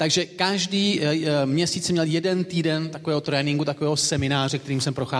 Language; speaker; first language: Czech; native; Czech